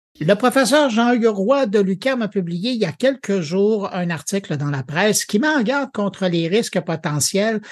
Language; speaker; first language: French; native; French